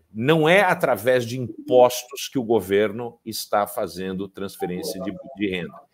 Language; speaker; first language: Portuguese; early bilingual, heritage; Portuguese